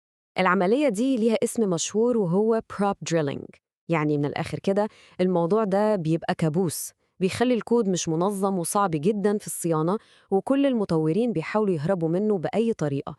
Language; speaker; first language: Arabic; native; Arabic